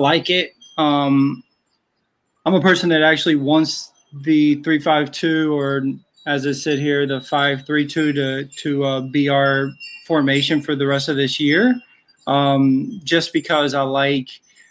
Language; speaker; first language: English; native; English